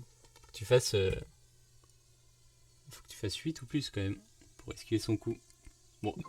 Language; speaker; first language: French; native; French